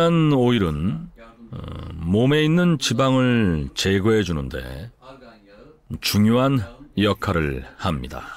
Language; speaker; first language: Korean; native; Korean